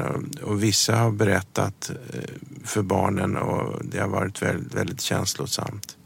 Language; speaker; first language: Swedish; early bilingual, other home language; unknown